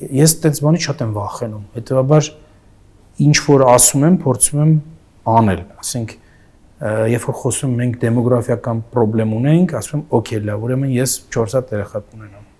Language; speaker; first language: Armenian; native; Armenian